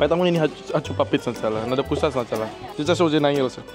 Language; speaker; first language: Russian; non-native, learner; Indonesian